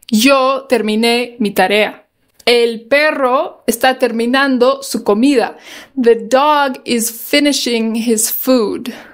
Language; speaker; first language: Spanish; non-native, fluent; English